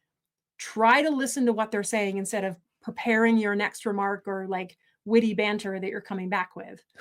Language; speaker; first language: English; native; English